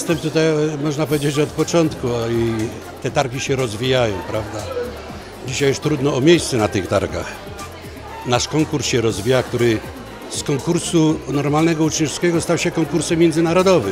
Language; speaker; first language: Polish; native; Polish